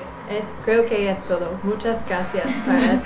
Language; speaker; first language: Spanish; non-native, learner; English